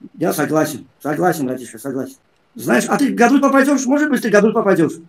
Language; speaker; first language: Russian; non-native, local second language; Armenian